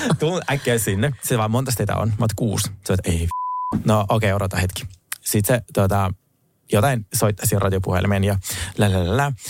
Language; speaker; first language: Finnish; early bilingual, other home language; Russian